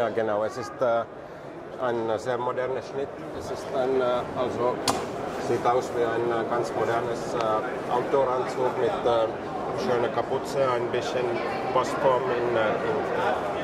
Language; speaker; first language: German; non-native, fluent; Finnish